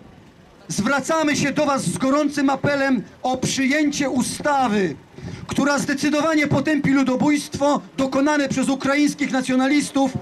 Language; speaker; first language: Polish; native; Polish